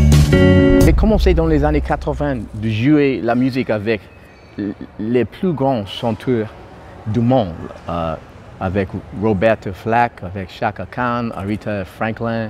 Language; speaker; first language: French; non-native, learner; English